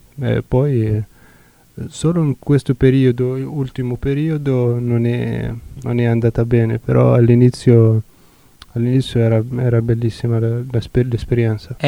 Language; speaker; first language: Italian; non-native, fluent; Arabic